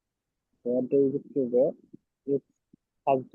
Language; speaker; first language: English; non-native, learner; Bangla